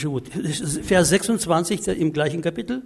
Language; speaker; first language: German; non-native, fluent; Russian